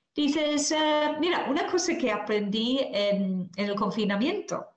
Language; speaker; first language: Spanish; non-native, fluent; English